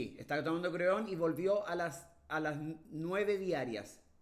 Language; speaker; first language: Spanish; native; Spanish